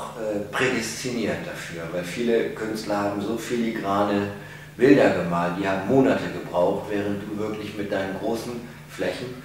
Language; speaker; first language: German; native; German